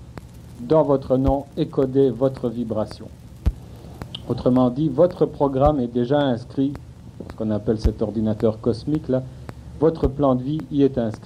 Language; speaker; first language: French; native; French